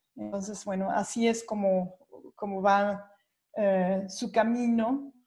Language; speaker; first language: Spanish; native; Spanish